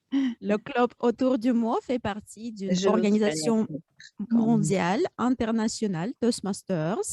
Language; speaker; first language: French; non-native, fluent; Russian